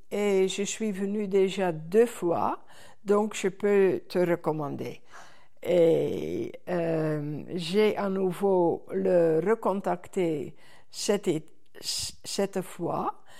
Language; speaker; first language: French; non-native, fluent; Dutch